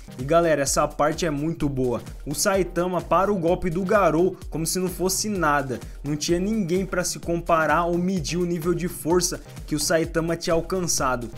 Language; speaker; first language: Portuguese; native; Portuguese